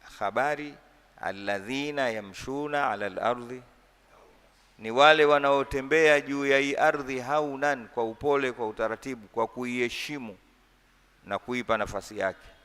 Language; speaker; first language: Swahili; native; Swahili